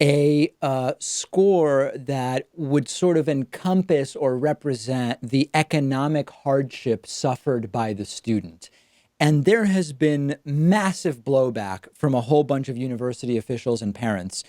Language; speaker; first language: English; native; English